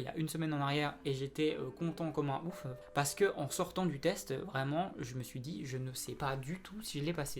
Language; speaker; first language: French; native; French